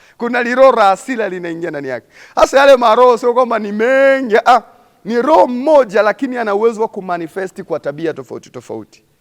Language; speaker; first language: Swahili; non-native, local second language; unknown